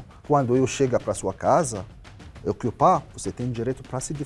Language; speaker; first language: Portuguese; non-native, learner; Arabic